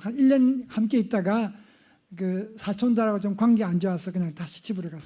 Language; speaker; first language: Korean; native; Korean